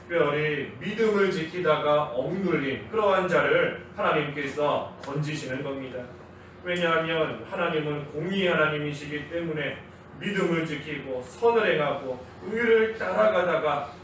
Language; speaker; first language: Korean; native; Korean